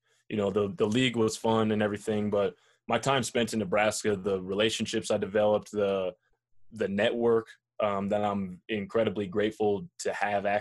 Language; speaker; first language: English; native; English